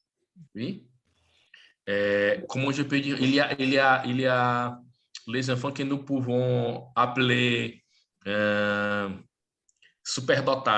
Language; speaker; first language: French; non-native, learner; Portuguese